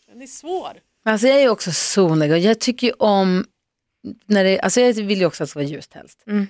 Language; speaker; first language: Swedish; native; Swedish